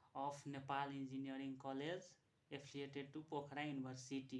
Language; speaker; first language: English; non-native, local second language; Nepali